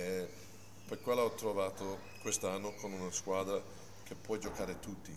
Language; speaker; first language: Italian; non-native, fluent; English